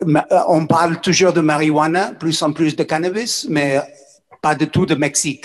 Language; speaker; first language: French; non-native, fluent; English